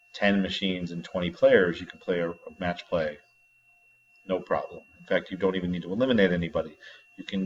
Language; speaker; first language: English; native; English